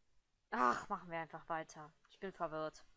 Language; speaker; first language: German; native; German